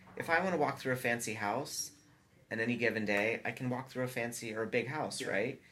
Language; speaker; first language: English; native; English